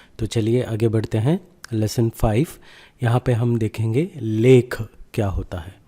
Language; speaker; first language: Hindi; non-native, local second language; Kannada